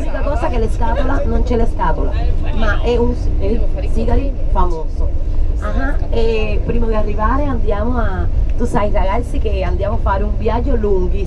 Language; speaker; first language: Italian; non-native, fluent; Spanish